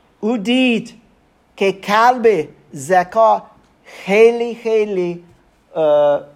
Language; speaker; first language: Persian; non-native, learner; German